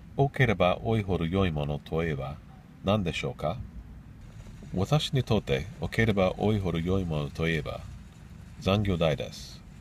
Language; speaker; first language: Japanese; non-native, learner; English